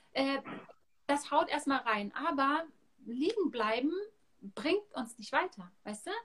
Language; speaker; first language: German; native; German